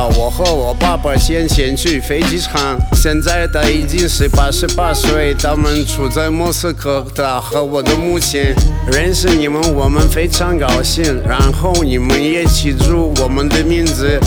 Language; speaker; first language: Chinese; non-native, learner; Russian